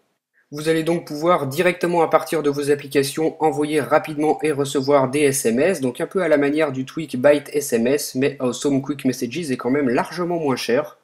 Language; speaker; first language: French; native; French